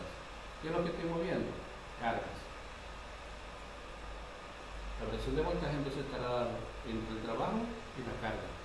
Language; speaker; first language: Spanish; native; Spanish